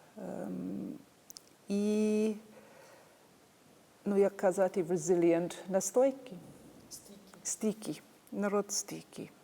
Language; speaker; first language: Ukrainian; non-native, fluent; English